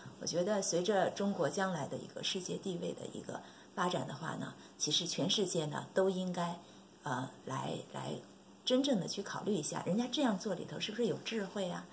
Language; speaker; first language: Chinese; native; Chinese